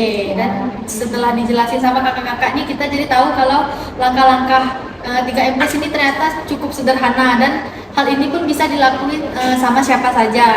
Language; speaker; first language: Indonesian; native; Indonesian